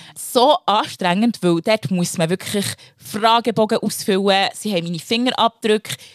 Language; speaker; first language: German; early bilingual, other home language; Lingala